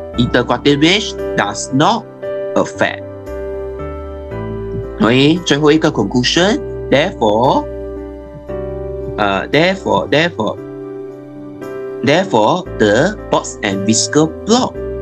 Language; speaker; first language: English; non-native, local second language; Chinese